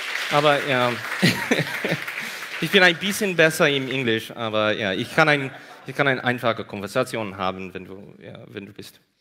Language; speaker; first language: German; non-native, learner; English